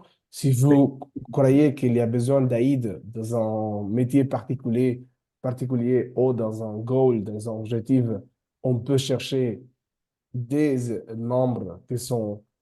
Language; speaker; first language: French; non-native, fluent; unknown